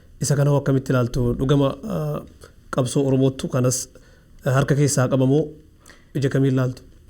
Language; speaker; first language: Oromo; native; Oromo